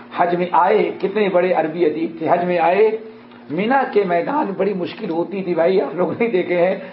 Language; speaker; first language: Urdu; native; Urdu